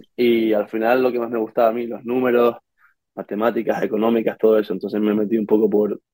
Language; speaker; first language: Spanish; native; Spanish